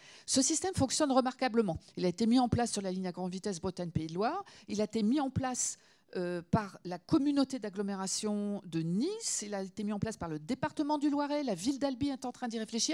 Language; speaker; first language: French; native; French